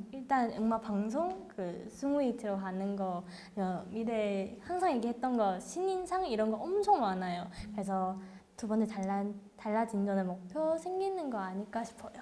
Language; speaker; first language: Korean; non-native, learner; Chinese